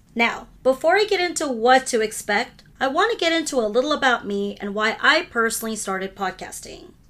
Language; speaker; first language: English; early bilingual, other home language; Hindi